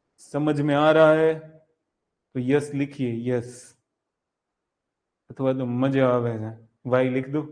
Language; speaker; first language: Hindi; non-native, local second language; Gujarati